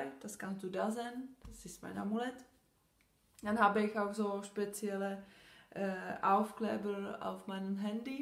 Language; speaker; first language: German; non-native, fluent; Czech